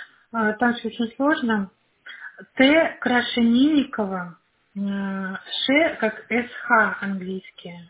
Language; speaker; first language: Russian; native; Russian